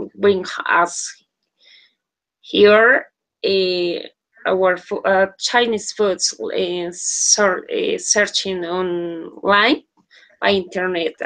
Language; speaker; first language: English; non-native, learner; Spanish